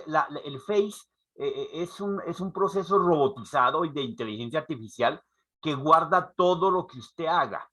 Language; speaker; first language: Spanish; native; Spanish